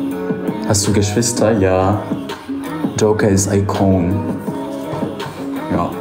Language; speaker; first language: German; non-native, fluent; Polish